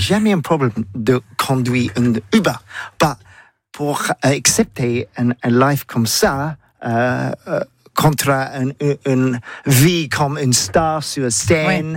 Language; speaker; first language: French; non-native, learner; English